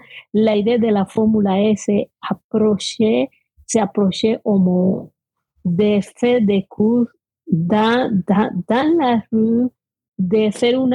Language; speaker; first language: French; non-native, fluent; Spanish